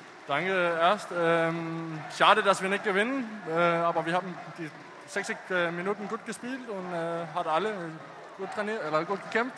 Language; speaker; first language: German; non-native, learner; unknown